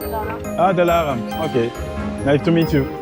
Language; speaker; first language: English; non-native, learner; French